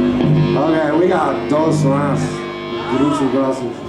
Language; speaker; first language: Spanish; non-native, learner; English